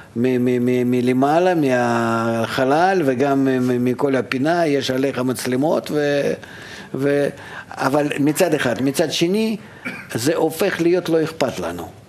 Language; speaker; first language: Hebrew; non-native, fluent; Russian